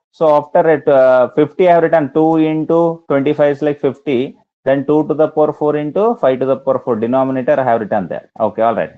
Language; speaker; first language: English; non-native, local second language; Kannada